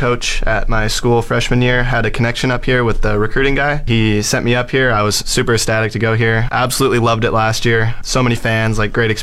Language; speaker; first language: English; native; English